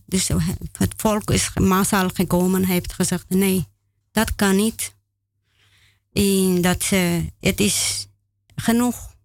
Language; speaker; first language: Dutch; non-native, learner; Spanish